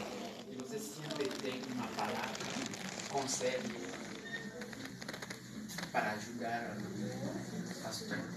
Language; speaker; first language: Portuguese; non-native, fluent; Haitian Creole